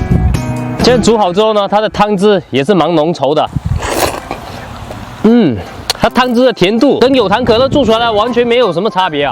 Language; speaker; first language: Chinese; native; Chinese